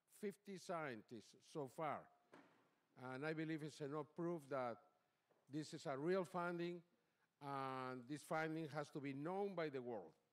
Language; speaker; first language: English; non-native, fluent; Spanish